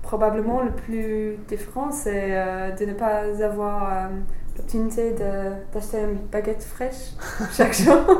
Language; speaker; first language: French; non-native, fluent; English